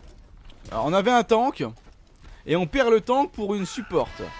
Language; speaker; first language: French; native; French